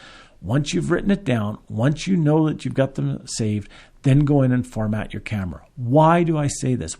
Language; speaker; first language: English; native; English